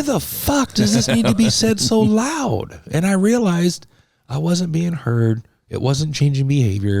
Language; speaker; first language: English; native; English